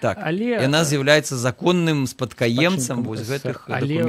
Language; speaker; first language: Belarusian; native; Belarusian